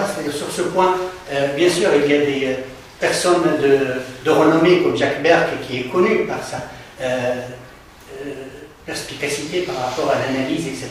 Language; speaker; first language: French; non-native, local second language; Arabic